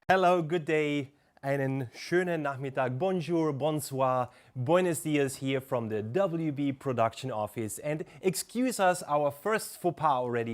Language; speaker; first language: English; non-native, fluent; German